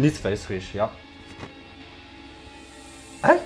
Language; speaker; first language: German; non-native, learner; Malagasy